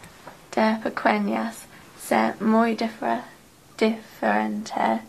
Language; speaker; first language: Spanish; non-native, learner; English